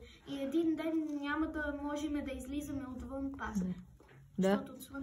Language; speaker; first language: Bulgarian; early bilingual, heritage; Bulgarian